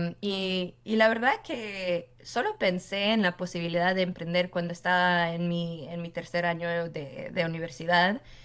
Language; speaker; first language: Spanish; non-native, fluent; Portuguese